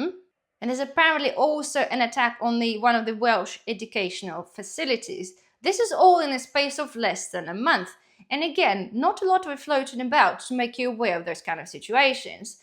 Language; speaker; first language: English; non-native, fluent; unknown